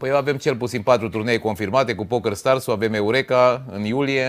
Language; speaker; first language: Romanian; native; Romanian